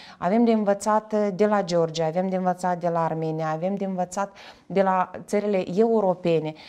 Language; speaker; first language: Romanian; native; Romanian